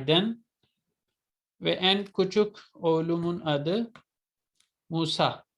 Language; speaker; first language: Turkish; non-native, fluent; Urdu